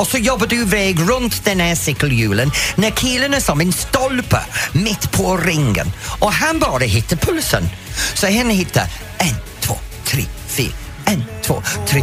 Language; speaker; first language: Swedish; non-native, fluent; English